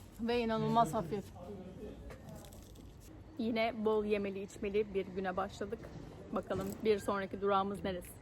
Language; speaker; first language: Turkish; native; Turkish